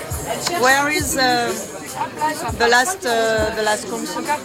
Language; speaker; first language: English; non-native, learner; French